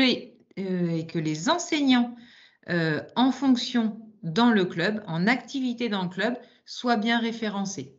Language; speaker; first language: French; native; French